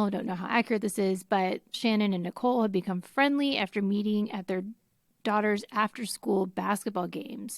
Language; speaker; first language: English; native; English